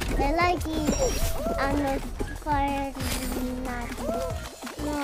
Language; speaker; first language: Italian; early bilingual, heritage; Italian